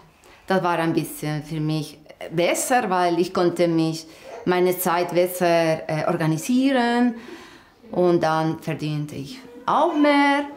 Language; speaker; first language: German; non-native, fluent; Spanish